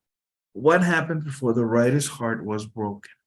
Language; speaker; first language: English; non-native, fluent; Spanish